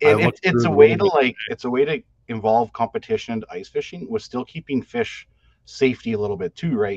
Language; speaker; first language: English; native; English